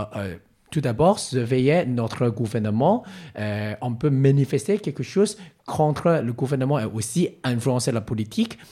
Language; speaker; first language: French; non-native, learner; Cantonese